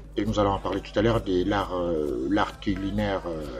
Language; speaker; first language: French; non-native, local second language; Lingala